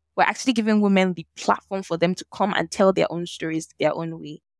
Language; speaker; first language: English; non-native, local second language; Yoruba